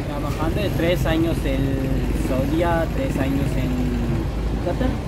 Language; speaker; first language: Spanish; non-native, learner; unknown